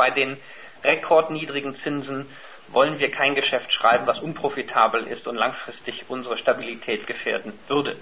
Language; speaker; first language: German; native; German